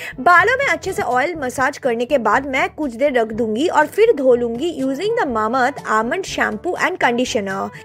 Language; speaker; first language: Hindi; non-native, local second language; Bangla